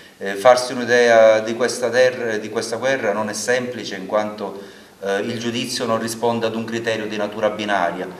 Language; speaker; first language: Italian; native; Italian